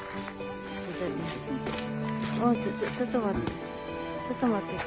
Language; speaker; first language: Filipino; non-native, local second language; Cebuano